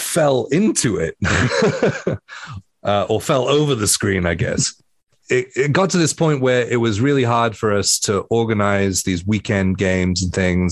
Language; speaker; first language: English; native; English